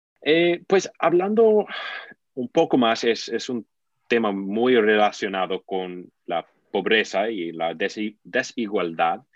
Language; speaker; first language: Spanish; non-native, fluent; English